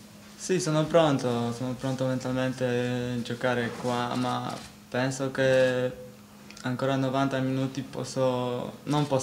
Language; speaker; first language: Italian; non-native, learner; Polish